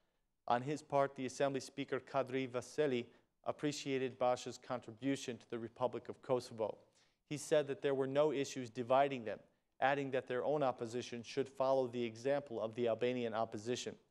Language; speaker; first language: English; non-native, fluent; Albanian